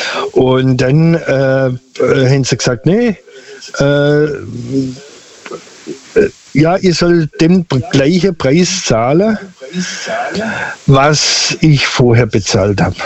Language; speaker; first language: German; non-native, local second language; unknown